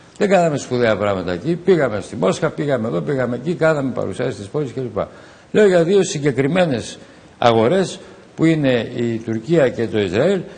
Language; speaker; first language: Greek; native; Greek